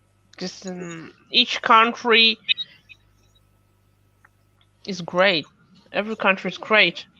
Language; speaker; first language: English; non-native, fluent; Russian